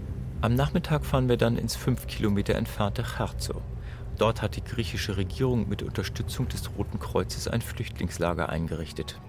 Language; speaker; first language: German; native; German